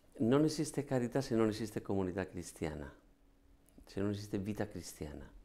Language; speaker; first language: Italian; non-native, fluent; Spanish